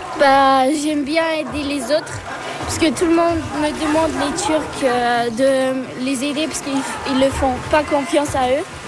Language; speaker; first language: French; early bilingual, other home language; Turkish